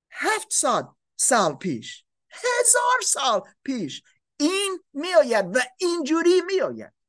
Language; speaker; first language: Persian; non-native, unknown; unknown